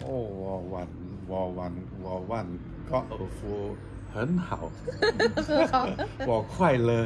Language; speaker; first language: Chinese; non-native, learner; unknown